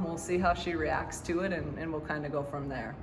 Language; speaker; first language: English; native; English